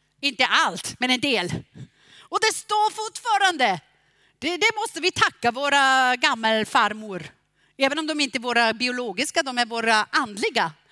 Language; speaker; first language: Swedish; non-native, fluent; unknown